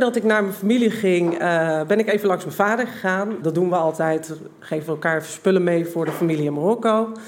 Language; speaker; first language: Dutch; native; Dutch